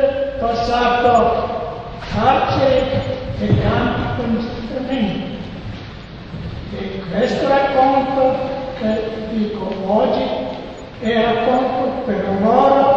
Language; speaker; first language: Italian; non-native, learner; Serbian